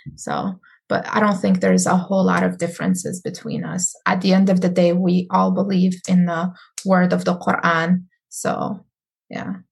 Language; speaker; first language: English; non-native, fluent; Arabic